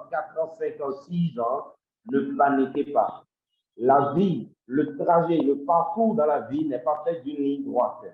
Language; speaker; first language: French; non-native, local second language; Yoruba